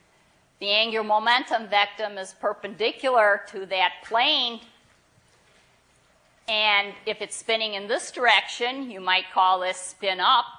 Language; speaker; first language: English; native; English